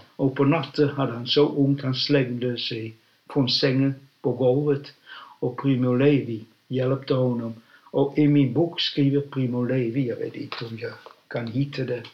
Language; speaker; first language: Swedish; non-native, learner; Dutch